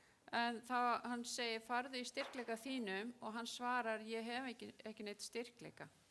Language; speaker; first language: Icelandic; non-native, fluent; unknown